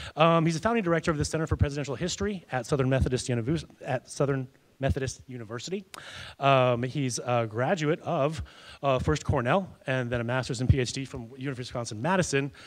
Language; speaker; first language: English; native; English